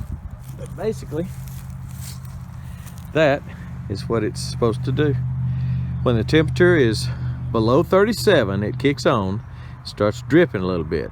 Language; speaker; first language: English; native; English